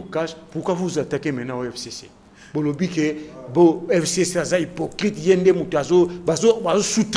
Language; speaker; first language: French; non-native, local second language; Lingala